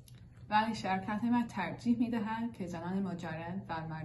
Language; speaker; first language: Persian; non-native, learner; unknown